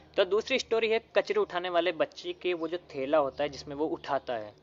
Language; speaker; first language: Hindi; native; Hindi